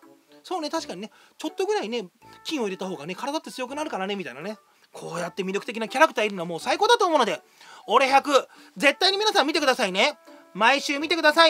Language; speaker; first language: Japanese; native; Japanese